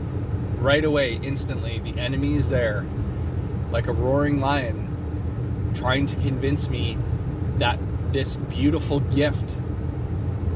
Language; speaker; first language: English; native; English